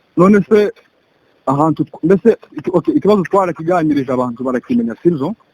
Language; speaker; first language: Kinyarwanda; native; Kinyarwanda